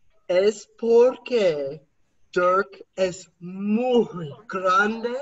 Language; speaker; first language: Spanish; non-native, learner; English